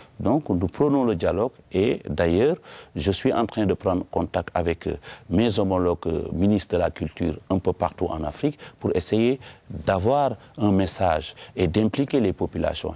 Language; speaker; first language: French; non-native, local second language; Wolof